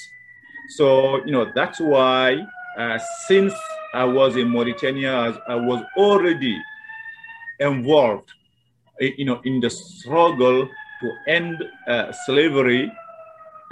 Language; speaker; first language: English; non-native, fluent; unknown